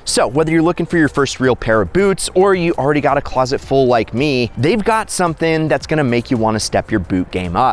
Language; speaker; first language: English; native; English